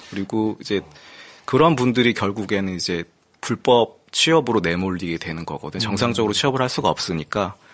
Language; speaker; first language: Korean; native; Korean